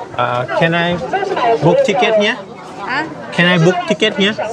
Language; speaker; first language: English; non-native, learner; Thai